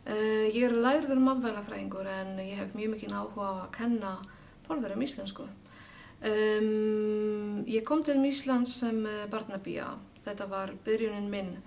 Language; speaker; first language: Icelandic; non-native, fluent; Polish